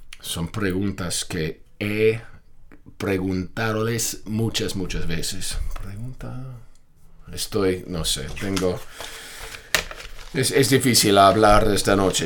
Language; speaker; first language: Spanish; non-native, fluent; English